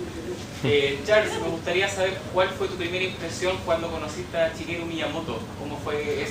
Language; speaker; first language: Spanish; native; Spanish